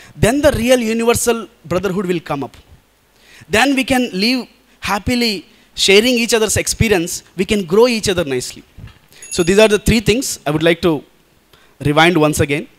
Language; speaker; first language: English; non-native, local second language; Telugu